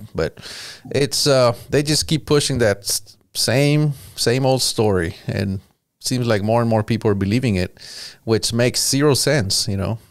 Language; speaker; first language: English; early bilingual, other home language; Spanish